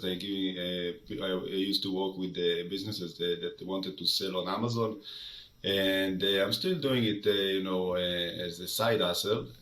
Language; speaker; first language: English; non-native, fluent; Hebrew